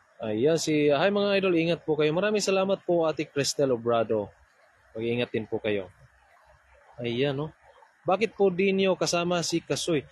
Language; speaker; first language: Filipino; non-native, local second language; Cebuano